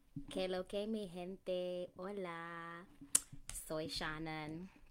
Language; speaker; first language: Spanish; non-native, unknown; English